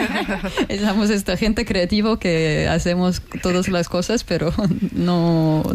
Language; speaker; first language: Spanish; non-native, learner; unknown